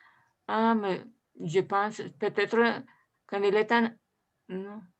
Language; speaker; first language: French; non-native, learner; Spanish